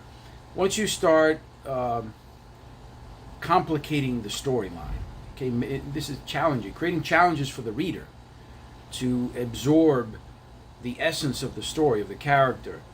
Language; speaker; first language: English; native; English